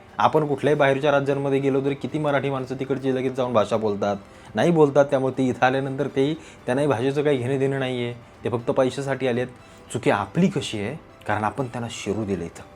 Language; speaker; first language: Marathi; native; Marathi